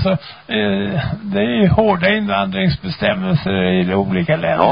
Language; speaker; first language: Swedish; native; Swedish